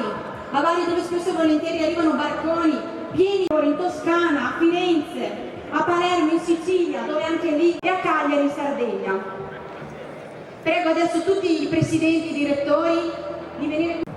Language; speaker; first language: Italian; native; Italian